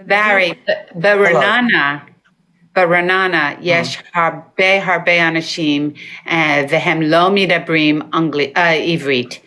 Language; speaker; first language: Hebrew; non-native, learner; English